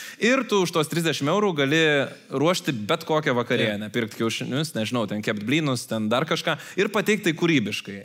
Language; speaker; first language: Lithuanian; native; Lithuanian